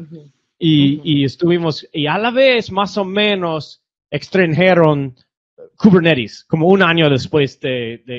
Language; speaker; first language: Spanish; non-native, fluent; English